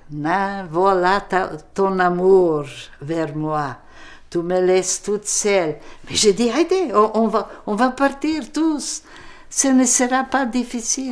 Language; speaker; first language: French; non-native, local second language; Macedonian